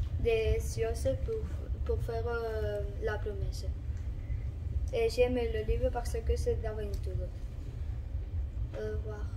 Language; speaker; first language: French; non-native, learner; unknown